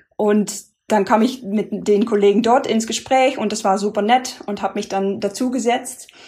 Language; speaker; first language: German; non-native, fluent; Dutch